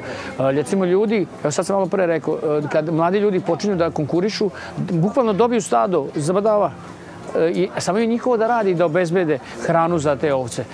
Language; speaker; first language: Serbian; native; Serbian